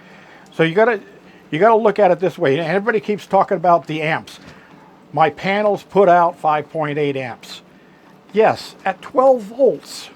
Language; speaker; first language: English; native; English